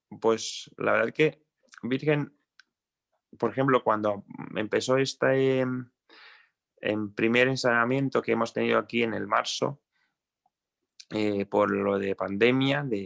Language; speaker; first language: Spanish; non-native, fluent; Croatian